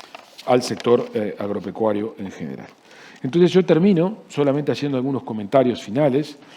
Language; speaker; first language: Spanish; native; Spanish